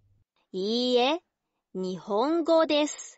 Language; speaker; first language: Japanese; non-native, learner; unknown